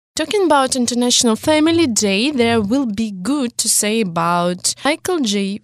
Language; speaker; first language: English; non-native, fluent; Russian